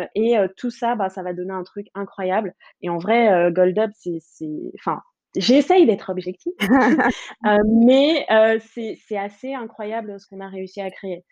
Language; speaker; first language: French; native; French